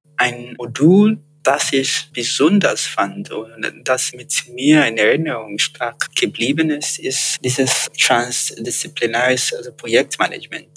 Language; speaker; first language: German; non-native, fluent; Yoruba